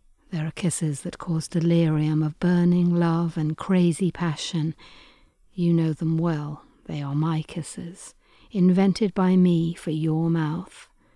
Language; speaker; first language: English; native; English